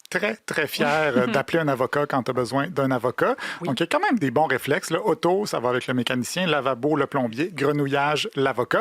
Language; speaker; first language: French; native; French